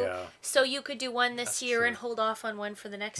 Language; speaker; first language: English; native; English